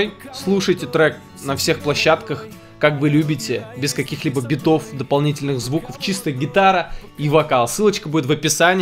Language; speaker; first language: Russian; native; Russian